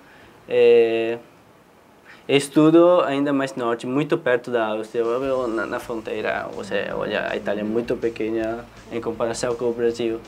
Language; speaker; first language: Portuguese; non-native, fluent; Italian